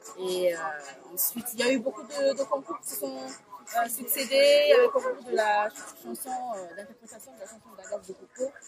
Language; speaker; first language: French; non-native, local second language; Sango